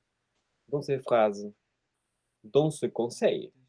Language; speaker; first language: French; non-native, fluent; Spanish